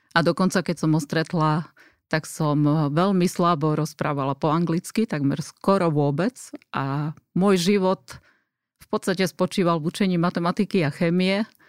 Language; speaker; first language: Slovak; native; Slovak